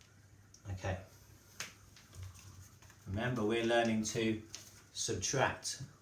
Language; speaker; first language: English; native; English